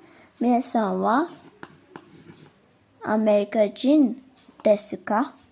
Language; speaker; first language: Japanese; non-native, fluent; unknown